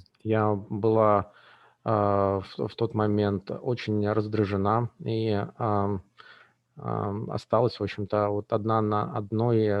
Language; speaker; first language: Russian; native; Russian